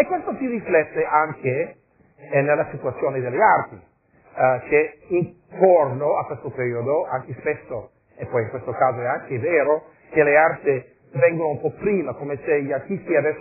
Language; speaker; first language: Italian; non-native, fluent; English